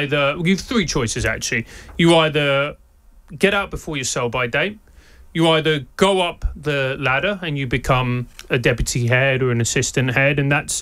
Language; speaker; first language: English; non-native, local second language; Spanish